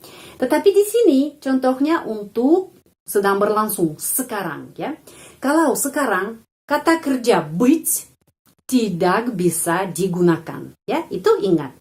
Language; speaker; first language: Indonesian; non-native, fluent; Russian